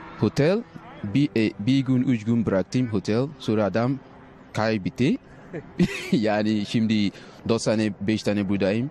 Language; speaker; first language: Turkish; non-native, learner; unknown